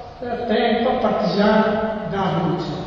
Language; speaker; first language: Italian; non-native, learner; Serbian